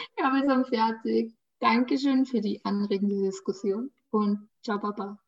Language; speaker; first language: German; early bilingual, other home language; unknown